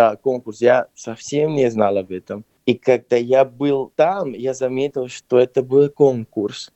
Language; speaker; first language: Russian; non-native, fluent; Spanish